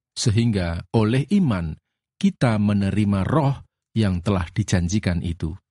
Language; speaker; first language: Indonesian; native; Indonesian